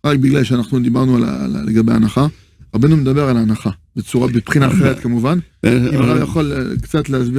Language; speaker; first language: Hebrew; non-native, fluent; French